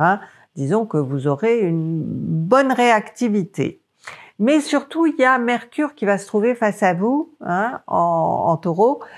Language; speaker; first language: French; native; French